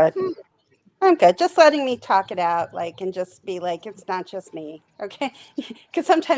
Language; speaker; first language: English; native; English